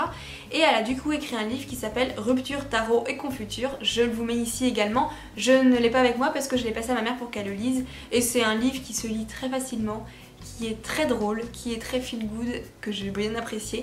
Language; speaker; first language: French; native; French